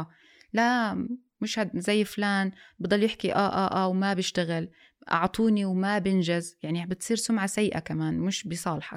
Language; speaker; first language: Arabic; native; Arabic